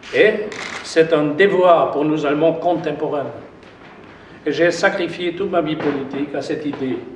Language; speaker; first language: French; non-native, fluent; German